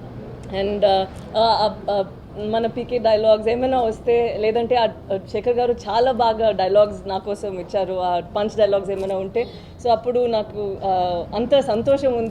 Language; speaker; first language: Telugu; non-native, local second language; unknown